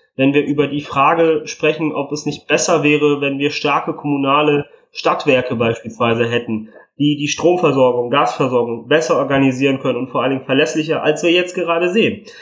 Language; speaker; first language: German; early bilingual, other home language; Italian